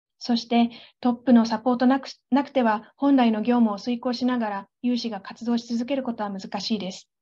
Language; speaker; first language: Japanese; native; Japanese